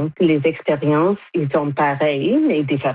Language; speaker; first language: French; non-native, fluent; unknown